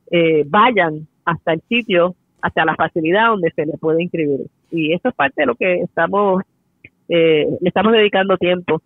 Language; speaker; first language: Spanish; native; Spanish